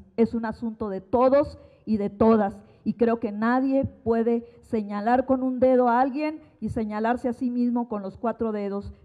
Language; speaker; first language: Spanish; native; Spanish